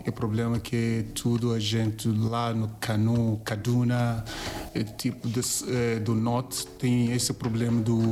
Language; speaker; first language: Portuguese; non-native, learner; Yoruba